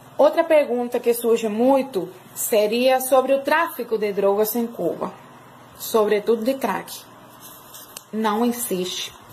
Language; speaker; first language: Portuguese; non-native, fluent; Spanish